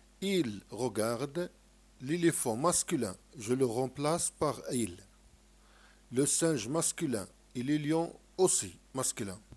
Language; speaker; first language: French; non-native, local second language; Arabic